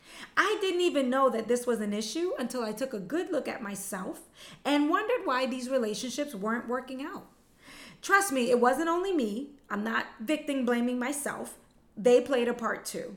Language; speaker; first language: English; early bilingual, other home language; Spanish